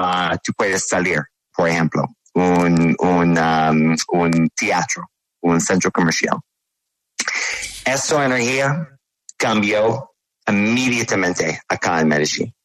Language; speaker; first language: Spanish; non-native, learner; English